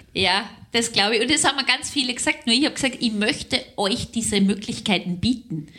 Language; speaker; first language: German; native; German